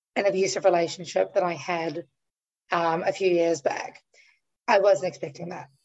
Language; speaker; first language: English; native; English